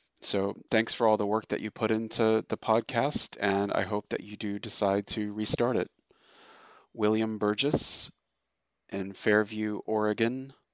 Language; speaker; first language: English; native; English